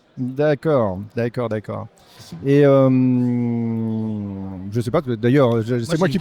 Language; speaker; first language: French; native; French